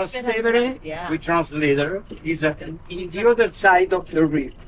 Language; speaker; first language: English; non-native, learner; Italian